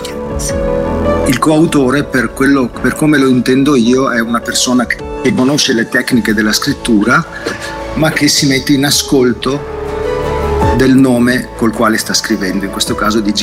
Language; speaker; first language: Italian; native; Italian